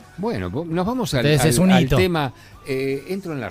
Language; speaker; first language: Spanish; native; Spanish